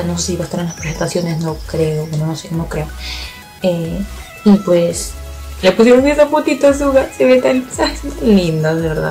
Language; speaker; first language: Spanish; native; Spanish